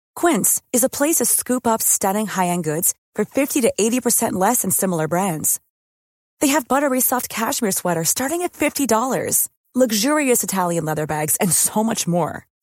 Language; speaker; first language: English; native; English